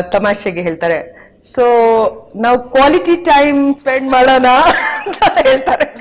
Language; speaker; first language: Kannada; non-native, local second language; Hindi